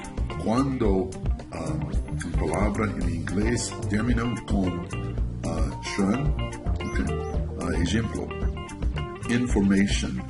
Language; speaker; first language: Portuguese; non-native, learner; English